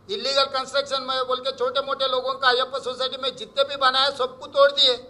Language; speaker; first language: Hindi; non-native, local second language; Telugu